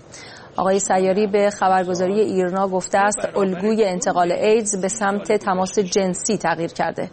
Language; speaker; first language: Persian; native; Persian